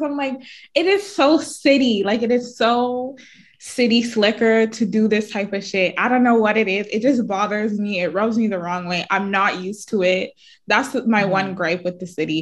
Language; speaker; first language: English; native; English